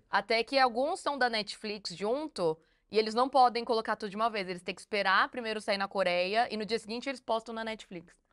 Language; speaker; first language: Portuguese; native; Portuguese